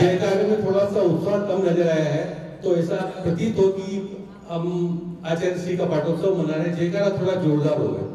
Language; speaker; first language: Hindi; native; Hindi